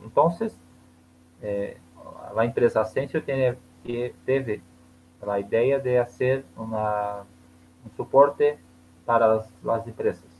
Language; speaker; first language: Spanish; non-native, learner; Portuguese